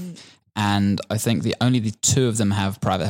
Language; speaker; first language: English; native; English